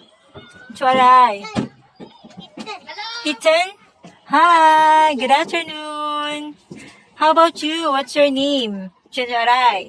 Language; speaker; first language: English; non-native, local second language; Filipino